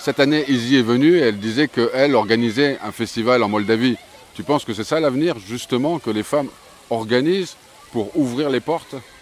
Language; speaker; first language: French; native; French